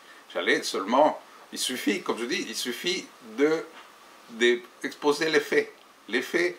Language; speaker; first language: French; non-native, fluent; Spanish